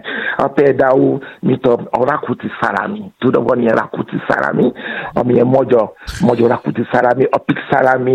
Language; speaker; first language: Hungarian; non-native, fluent; Yoruba